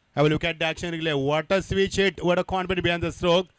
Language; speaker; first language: English; non-native, local second language; Marathi